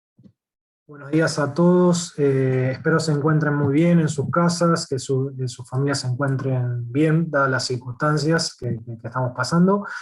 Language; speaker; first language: Spanish; native; Spanish